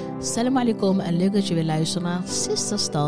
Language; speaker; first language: Dutch; early bilingual, other home language; Arabic